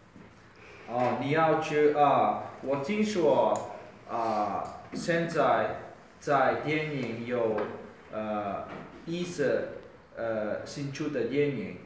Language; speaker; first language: Chinese; non-native, learner; Uzbek